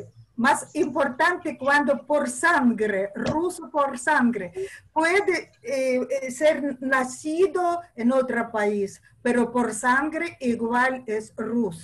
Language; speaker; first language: Spanish; non-native, fluent; Russian